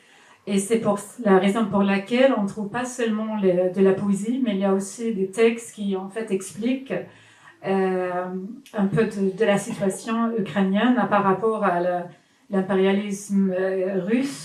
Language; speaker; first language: French; non-native, fluent; Swedish